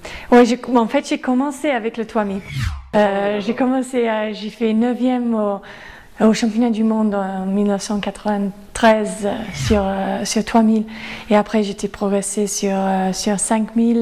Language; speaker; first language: French; non-native, fluent; English